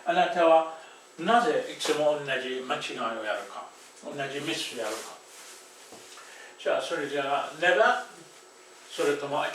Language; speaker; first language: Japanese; non-native, fluent; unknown